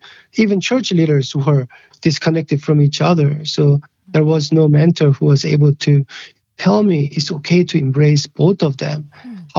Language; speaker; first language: English; early bilingual, other home language; Korean